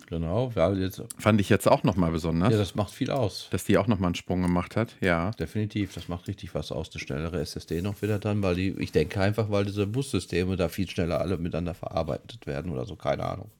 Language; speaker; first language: German; native; German